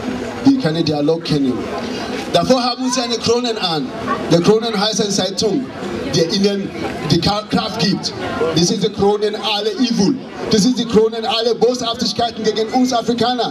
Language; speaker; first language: German; non-native, fluent; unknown